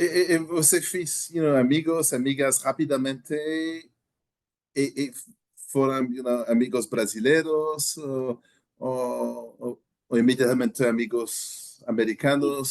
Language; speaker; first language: Portuguese; non-native, learner; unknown